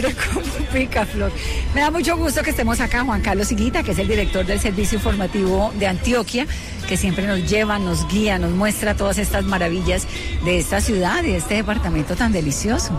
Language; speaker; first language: Spanish; native; Spanish